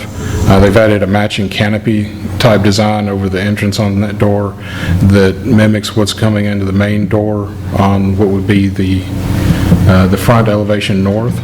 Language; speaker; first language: English; native; English